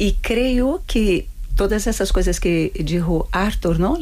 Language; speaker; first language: Spanish; non-native, fluent; Portuguese